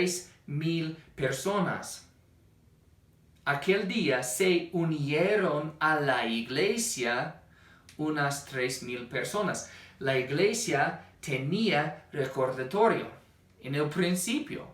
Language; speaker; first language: Spanish; non-native, fluent; English